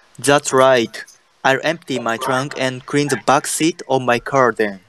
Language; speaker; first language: English; non-native, learner; Japanese